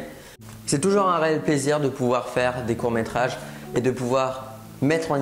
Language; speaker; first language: French; native; French